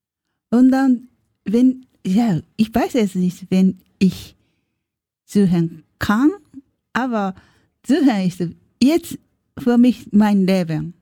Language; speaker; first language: German; non-native, learner; Japanese